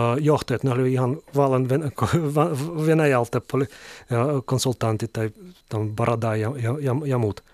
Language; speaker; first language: Finnish; non-native, fluent; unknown